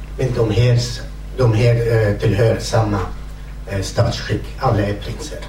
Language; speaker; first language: Swedish; non-native, fluent; Kurdish